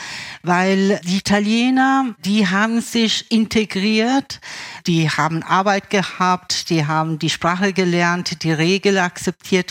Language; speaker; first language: German; early bilingual, other home language; Italian